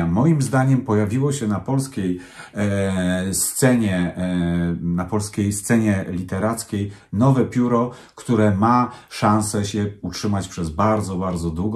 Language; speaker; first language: Polish; native; Polish